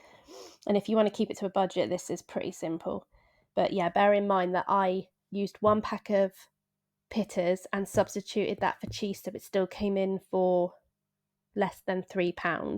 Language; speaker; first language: English; native; English